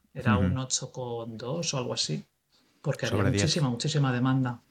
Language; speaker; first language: Spanish; native; Spanish